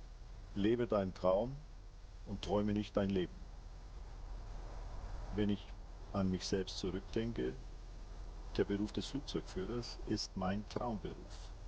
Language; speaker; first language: German; native; German